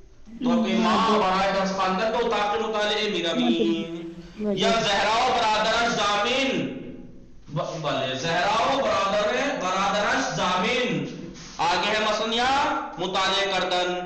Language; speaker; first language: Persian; non-native, fluent; Urdu